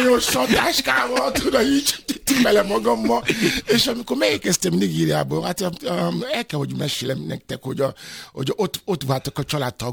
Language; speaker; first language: Hungarian; non-native, fluent; Yoruba